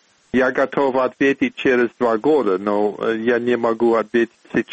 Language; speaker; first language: Russian; non-native, fluent; English